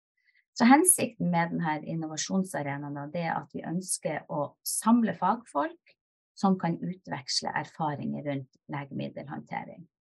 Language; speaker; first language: Norwegian; native; Norwegian